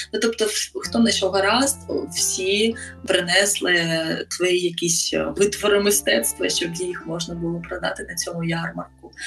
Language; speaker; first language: Ukrainian; native; Ukrainian